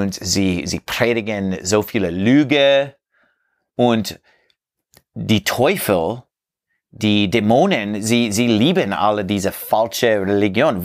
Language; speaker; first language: German; non-native, learner; English